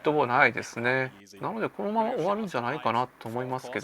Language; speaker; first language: Japanese; native; Japanese